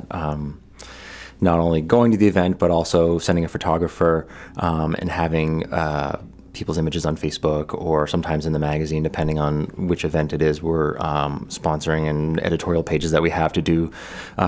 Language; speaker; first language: English; native; English